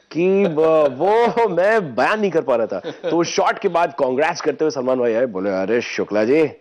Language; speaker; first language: Hindi; native; Hindi